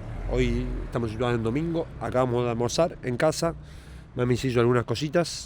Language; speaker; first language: Spanish; native; Spanish